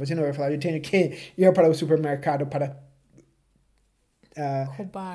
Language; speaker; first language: Portuguese; non-native, fluent; English